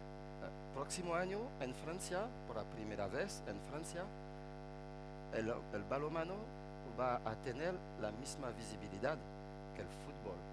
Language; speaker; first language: Spanish; non-native, fluent; French